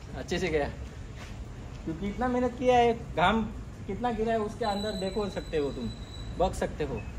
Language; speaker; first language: Hindi; non-native, local second language; Marathi